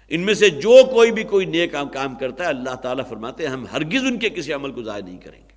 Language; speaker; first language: Urdu; native; Urdu